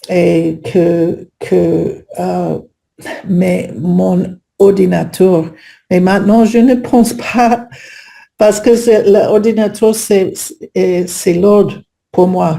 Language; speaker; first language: French; non-native, learner; English